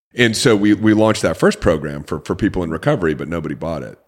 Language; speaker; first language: English; native; English